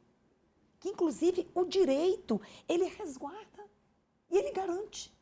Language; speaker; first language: Portuguese; native; Portuguese